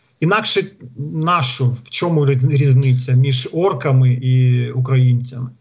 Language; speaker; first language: Ukrainian; non-native, local second language; Russian